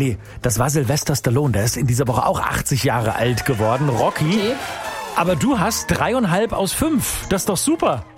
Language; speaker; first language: German; native; German